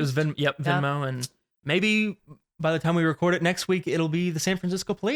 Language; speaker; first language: English; native; English